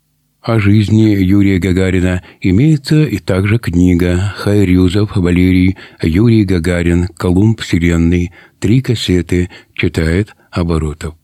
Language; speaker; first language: Russian; native; Russian